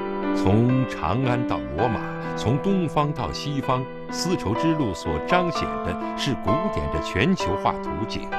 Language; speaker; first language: Chinese; native; Chinese